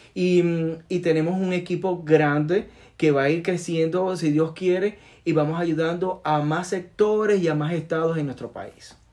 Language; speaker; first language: Spanish; native; Spanish